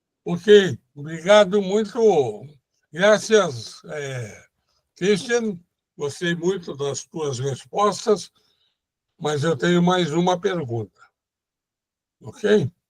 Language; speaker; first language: Portuguese; non-native, learner; Spanish